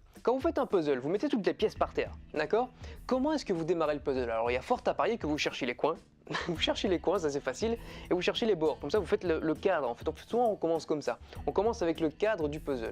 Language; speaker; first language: French; native; French